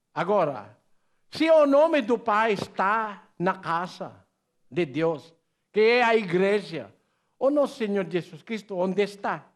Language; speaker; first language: Portuguese; non-native, learner; Filipino